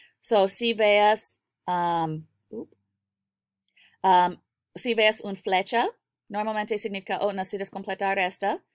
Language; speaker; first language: Spanish; non-native, learner; English